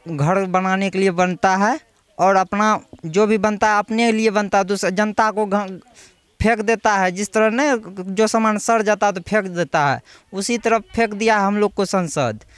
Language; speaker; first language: Hindi; non-native, local second language; Maithili